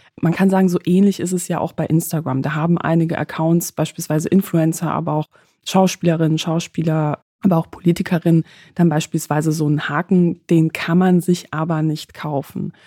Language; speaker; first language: German; early bilingual, other home language; Polish